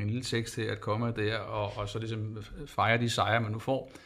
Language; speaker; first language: Danish; native; Danish